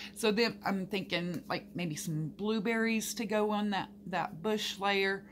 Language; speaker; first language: English; native; English